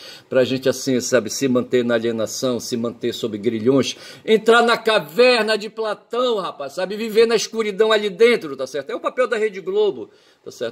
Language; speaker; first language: Portuguese; native; Portuguese